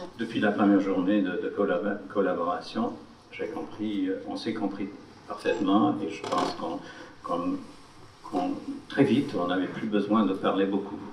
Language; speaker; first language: French; non-native, fluent; English